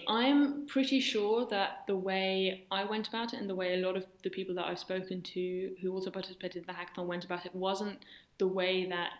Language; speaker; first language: English; native; English